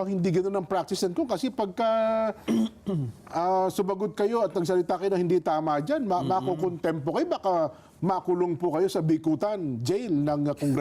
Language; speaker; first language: Filipino; native; Filipino